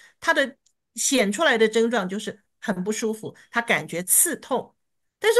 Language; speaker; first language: Chinese; native; Chinese